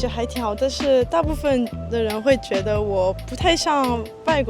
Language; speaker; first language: Chinese; early bilingual, heritage; French